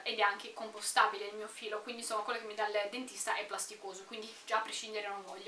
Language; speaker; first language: Italian; native; Italian